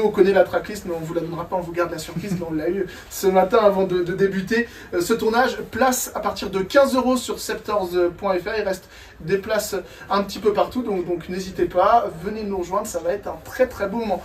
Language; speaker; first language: French; native; French